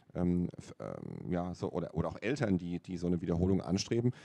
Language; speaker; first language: German; native; German